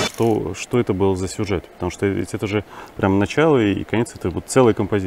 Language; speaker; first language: Russian; native; Russian